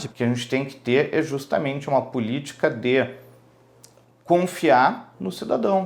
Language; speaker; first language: Portuguese; native; Portuguese